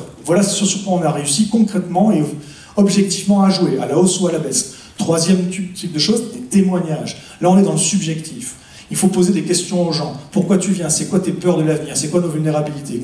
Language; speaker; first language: French; native; French